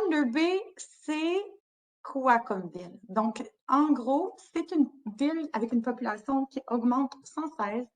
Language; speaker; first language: French; native; French